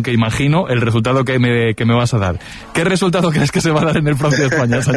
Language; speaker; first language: Spanish; native; Spanish